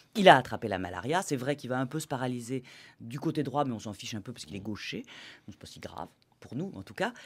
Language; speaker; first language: French; native; French